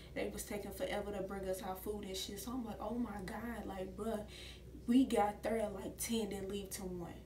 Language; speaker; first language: English; native; English